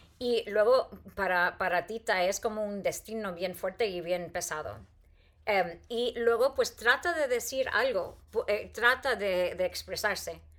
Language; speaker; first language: Spanish; non-native, fluent; English